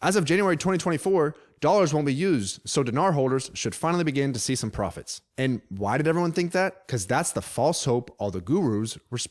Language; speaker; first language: English; native; English